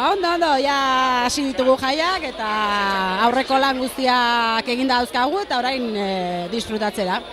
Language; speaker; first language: Basque; native; Basque